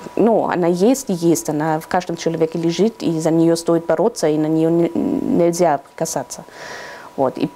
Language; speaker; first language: Russian; non-native, fluent; German